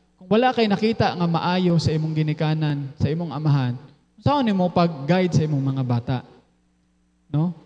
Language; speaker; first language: Cebuano; non-native, local second language; Filipino